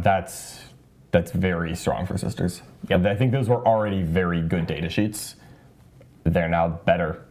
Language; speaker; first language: English; native; English